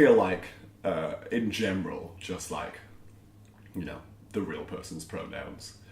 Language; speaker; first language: English; native; English